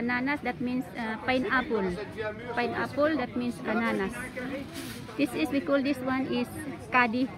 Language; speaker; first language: English; non-native, local second language; Filipino